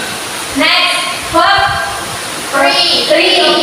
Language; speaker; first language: English; non-native, learner; Indonesian